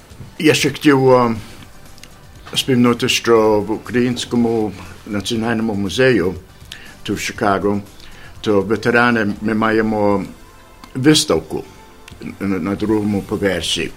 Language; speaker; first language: Ukrainian; early bilingual, heritage; Ukrainian